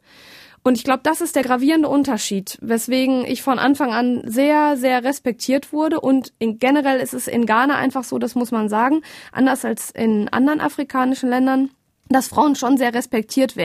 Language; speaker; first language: German; native; German